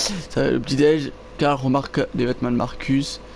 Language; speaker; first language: French; native; French